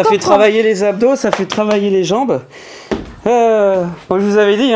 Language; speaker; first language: French; native; French